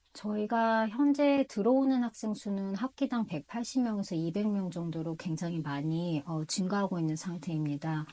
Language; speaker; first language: Korean; native; Korean